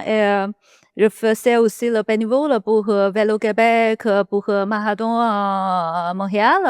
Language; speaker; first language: French; non-native, learner; Chinese